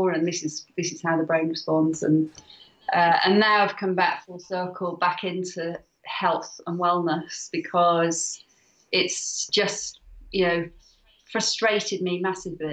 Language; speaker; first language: English; native; English